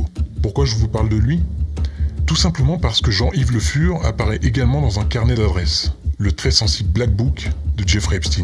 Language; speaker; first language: French; native; French